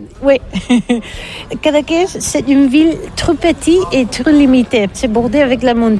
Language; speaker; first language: French; non-native, learner; Catalan